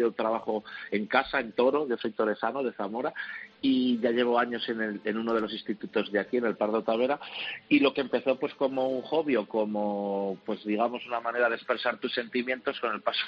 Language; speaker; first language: Spanish; native; Spanish